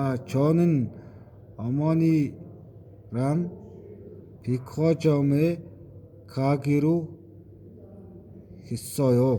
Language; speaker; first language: Korean; non-native, learner; Mongolian